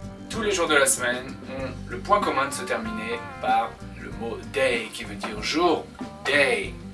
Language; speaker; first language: French; native; French